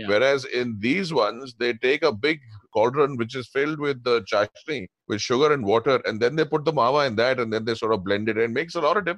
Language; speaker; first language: English; non-native, local second language; Hindi